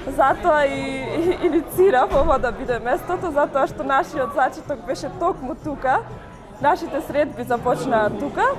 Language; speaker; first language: Macedonian; non-native, local second language; Albanian